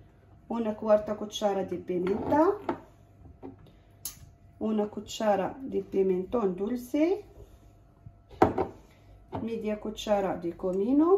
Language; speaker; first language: Spanish; non-native, fluent; Arabic